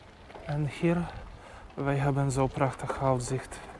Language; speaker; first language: Dutch; non-native, learner; Polish